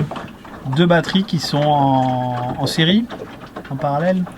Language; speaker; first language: French; native; French